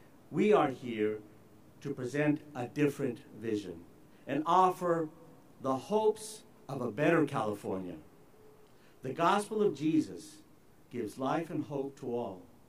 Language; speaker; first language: English; early bilingual, other home language; Spanish